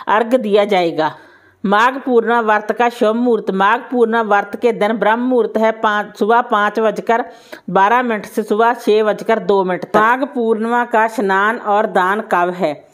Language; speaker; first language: Hindi; native; Hindi